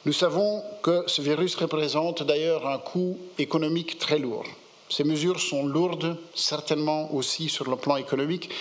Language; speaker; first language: French; non-native, local second language; Dutch